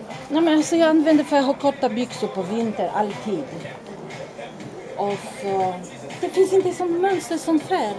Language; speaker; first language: Swedish; non-native, learner; Chinese